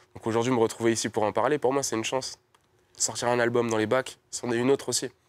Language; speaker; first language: French; native; French